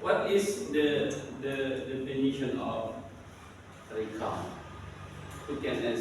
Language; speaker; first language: English; non-native, learner; Indonesian